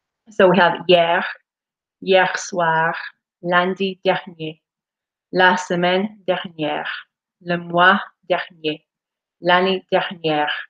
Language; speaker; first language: French; non-native, fluent; English